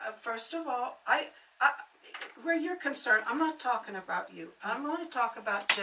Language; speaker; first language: English; native; English